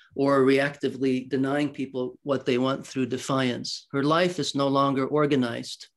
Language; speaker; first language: English; early bilingual, other home language; Swedish